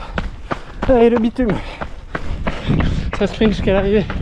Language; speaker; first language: French; native; French